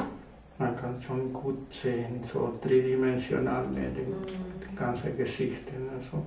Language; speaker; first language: German; non-native, learner; Spanish